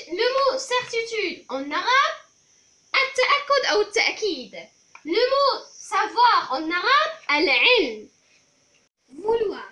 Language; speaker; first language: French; non-native, local second language; Arabic